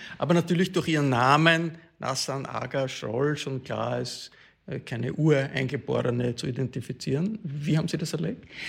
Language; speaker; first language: German; native; German